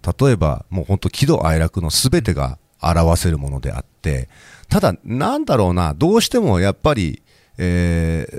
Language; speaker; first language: Japanese; native; Japanese